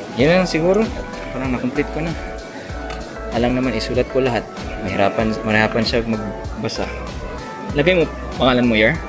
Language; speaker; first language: Filipino; native; Filipino